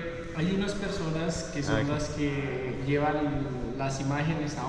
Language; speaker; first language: Spanish; native; Spanish